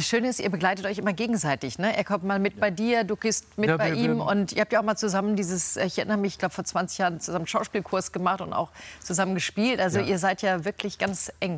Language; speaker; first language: German; native; German